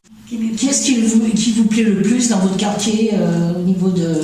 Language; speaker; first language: French; native; French